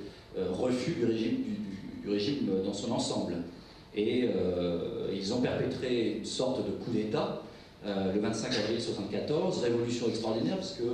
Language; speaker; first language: French; native; French